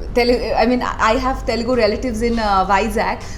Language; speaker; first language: English; non-native, local second language; Bangla